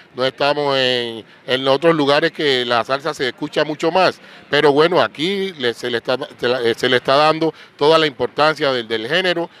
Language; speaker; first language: Spanish; native; Spanish